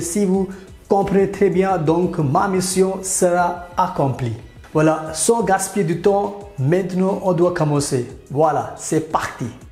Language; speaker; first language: French; non-native, fluent; Hindi